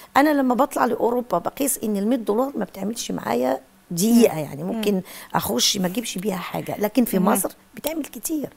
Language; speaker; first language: Arabic; native; Arabic